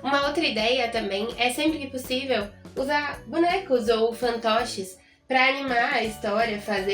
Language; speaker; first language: Portuguese; native; Portuguese